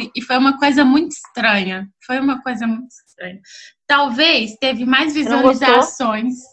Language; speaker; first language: Portuguese; native; Portuguese